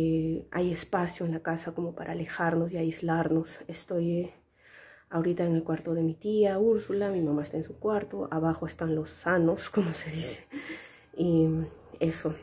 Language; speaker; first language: Spanish; native; Spanish